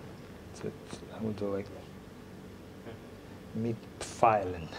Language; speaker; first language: English; non-native, learner; Russian